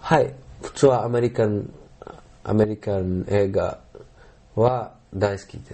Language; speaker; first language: Japanese; non-native, learner; Arabic